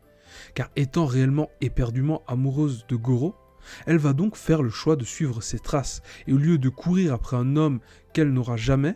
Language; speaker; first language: French; native; French